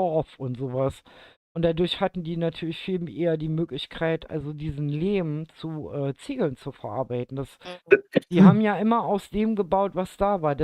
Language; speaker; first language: German; native; German